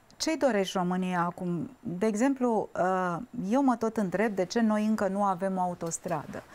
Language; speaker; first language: Romanian; native; Romanian